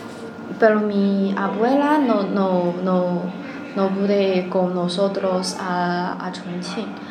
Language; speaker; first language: Spanish; non-native, learner; Chinese